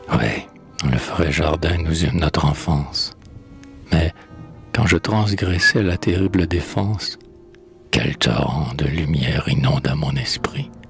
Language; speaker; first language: French; native; French